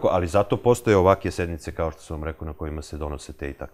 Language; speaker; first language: Serbian; native; Serbian